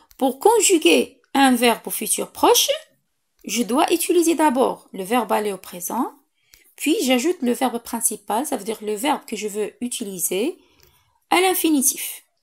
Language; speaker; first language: French; non-native, local second language; Arabic